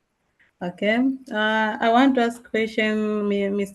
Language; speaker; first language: English; non-native, local second language; Swahili